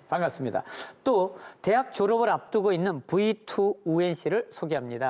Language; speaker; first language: Korean; native; Korean